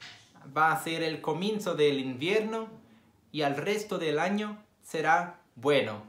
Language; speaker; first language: Spanish; non-native, fluent; Portuguese